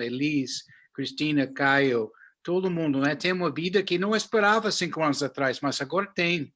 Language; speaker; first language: Portuguese; non-native, fluent; English